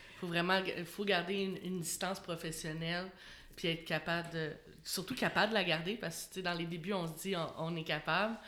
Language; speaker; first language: French; native; French